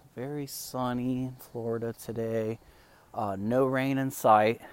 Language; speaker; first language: English; non-native, fluent; Spanish